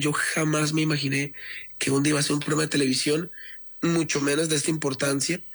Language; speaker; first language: Spanish; native; Spanish